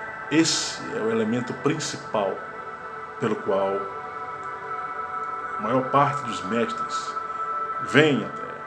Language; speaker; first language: Portuguese; native; Portuguese